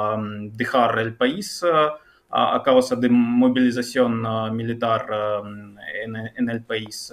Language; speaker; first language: Spanish; non-native, fluent; Ukrainian